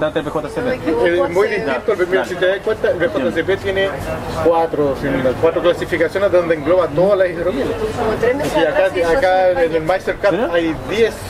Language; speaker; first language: Spanish; native; Spanish